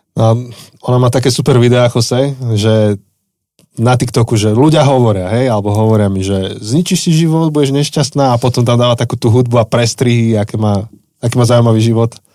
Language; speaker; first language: Slovak; native; Slovak